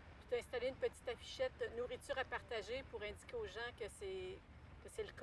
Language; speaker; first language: French; native; French